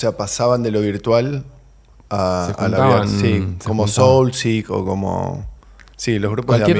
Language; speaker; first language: Spanish; native; Spanish